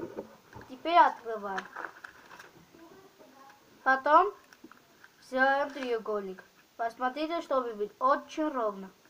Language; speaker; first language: Russian; non-native, local second language; Armenian